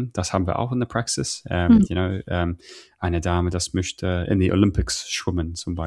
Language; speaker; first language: German; non-native, learner; English